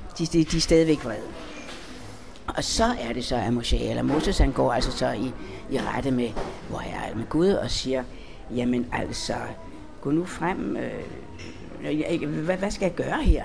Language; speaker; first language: Danish; native; Danish